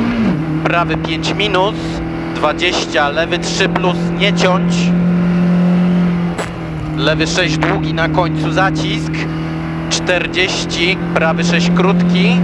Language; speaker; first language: Polish; native; Polish